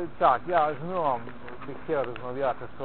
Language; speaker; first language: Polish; non-native, learner; Slovenian